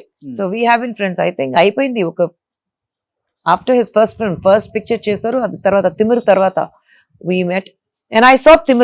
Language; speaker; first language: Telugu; non-native, fluent; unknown